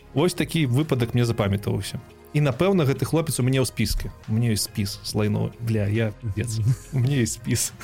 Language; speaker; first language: Belarusian; non-native, local second language; Russian